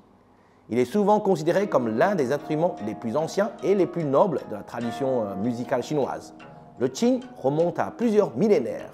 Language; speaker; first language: French; native; French